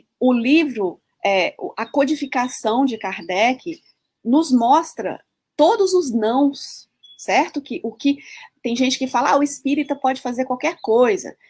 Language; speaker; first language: Portuguese; early bilingual, heritage; Portuguese